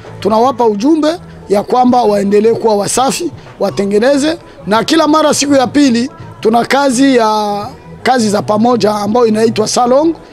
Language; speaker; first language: Swahili; native; Swahili